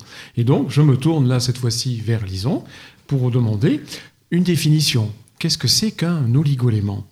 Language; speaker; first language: French; native; French